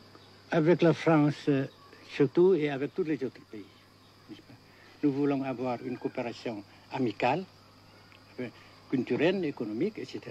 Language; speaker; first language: French; non-native, fluent; Vietnamese